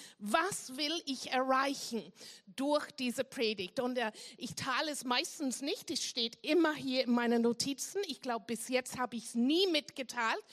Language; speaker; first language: German; non-native, fluent; English